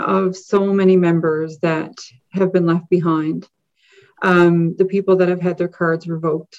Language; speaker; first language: English; native; English